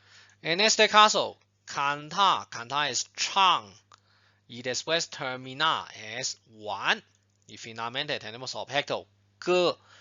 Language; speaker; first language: Spanish; non-native, fluent; Chinese